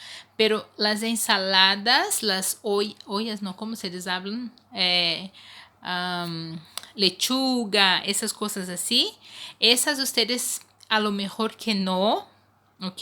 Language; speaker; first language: Spanish; non-native, fluent; Portuguese